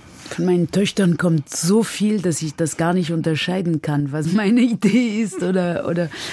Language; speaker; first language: German; non-native, fluent; French